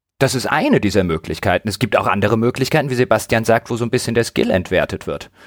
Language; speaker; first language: German; native; German